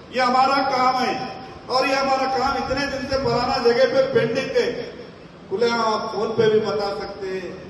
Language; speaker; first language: Hindi; non-native, local second language; Telugu